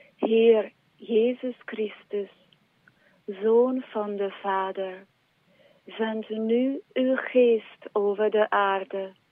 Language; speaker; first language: Dutch; non-native, fluent; Slovak